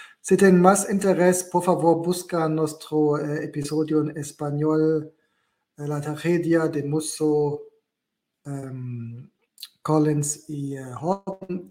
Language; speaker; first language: Spanish; non-native, learner; German